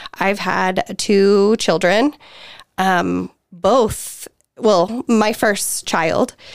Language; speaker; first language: English; native; English